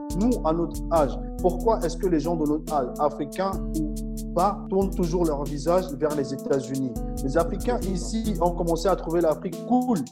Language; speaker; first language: French; non-native, fluent; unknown